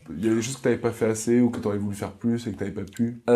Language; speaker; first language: French; native; French